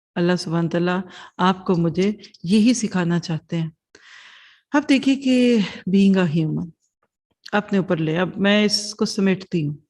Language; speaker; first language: Urdu; non-native, local second language; Punjabi